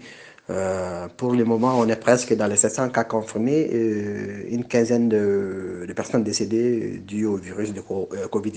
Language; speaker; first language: French; non-native, local second language; Bambara